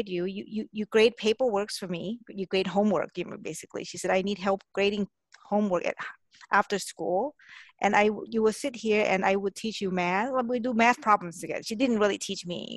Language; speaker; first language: English; non-native, fluent; Thai